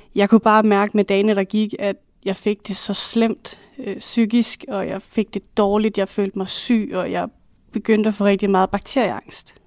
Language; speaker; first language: Danish; native; Danish